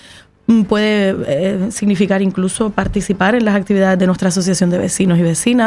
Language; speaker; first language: Spanish; native; Spanish